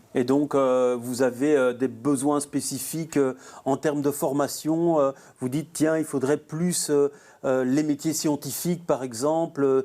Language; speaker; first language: French; native; French